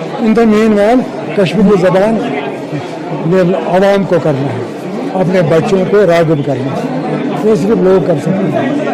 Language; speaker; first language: Urdu; non-native, local second language; Kashmiri